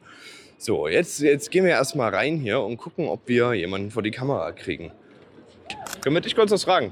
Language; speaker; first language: German; native; German